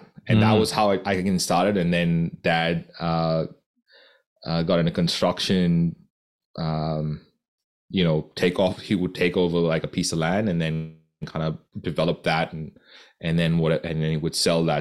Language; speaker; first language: English; non-native, local second language; Konkani